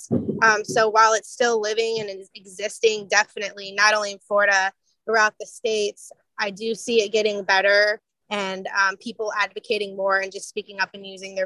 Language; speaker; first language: English; native; English